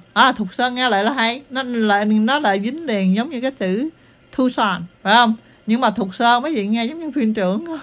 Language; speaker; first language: Vietnamese; early bilingual, heritage; Vietnamese